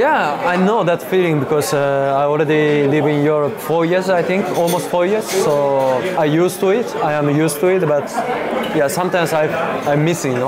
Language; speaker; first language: English; non-native, learner; Japanese